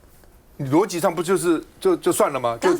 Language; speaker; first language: Chinese; native; Chinese